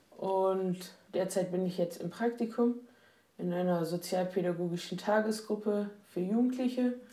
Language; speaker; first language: German; native; German